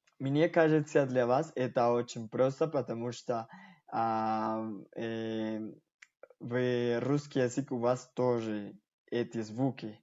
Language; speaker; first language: Russian; non-native, fluent; Spanish